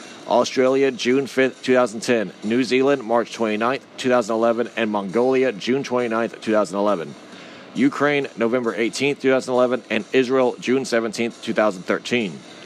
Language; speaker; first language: English; native; English